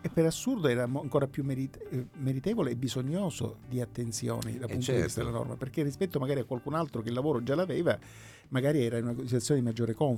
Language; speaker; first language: Italian; native; Italian